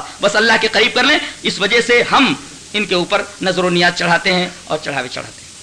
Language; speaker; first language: Urdu; native; Urdu